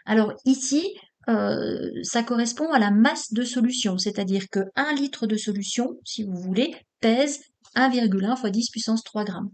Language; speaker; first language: French; native; French